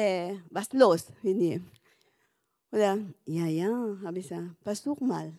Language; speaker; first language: German; non-native, learner; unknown